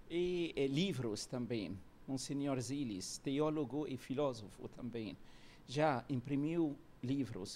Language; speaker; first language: Portuguese; non-native, fluent; Arabic